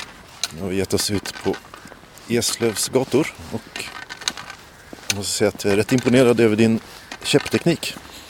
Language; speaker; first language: Swedish; native; Swedish